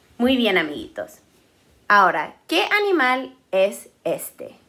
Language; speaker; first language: Spanish; early bilingual, heritage; Spanish